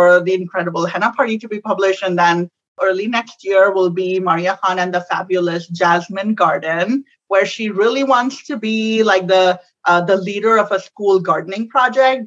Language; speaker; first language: English; non-native, local second language; Urdu